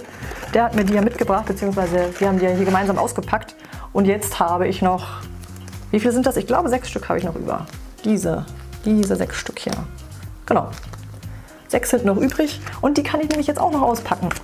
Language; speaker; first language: German; native; German